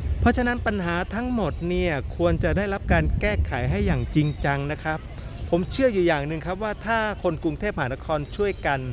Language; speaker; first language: Thai; native; Thai